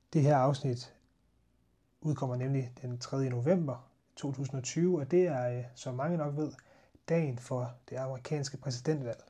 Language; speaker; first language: Danish; native; Danish